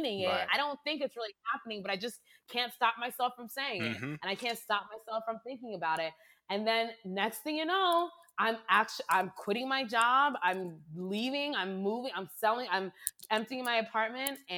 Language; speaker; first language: English; native; English